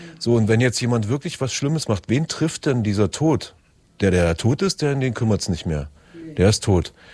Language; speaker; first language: German; native; German